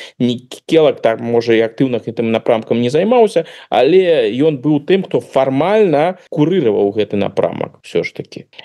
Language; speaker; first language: Belarusian; non-native, local second language; Russian